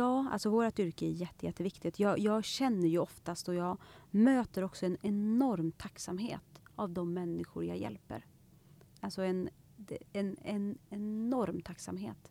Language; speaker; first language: Swedish; early bilingual, other home language; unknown